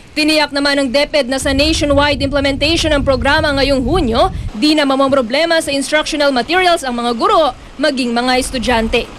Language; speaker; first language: Filipino; native; Filipino